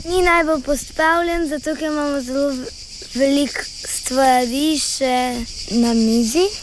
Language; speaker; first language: Slovenian; non-native, local second language; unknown